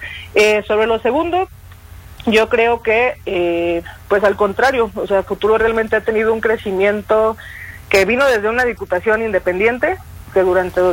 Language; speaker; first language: Spanish; native; Spanish